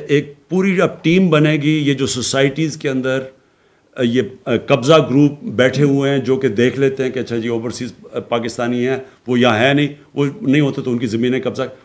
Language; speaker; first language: Urdu; native; Urdu